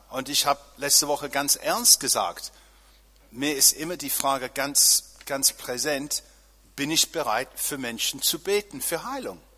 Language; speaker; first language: German; non-native, fluent; English